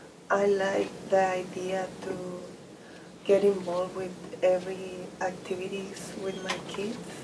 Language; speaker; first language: English; non-native, learner; Spanish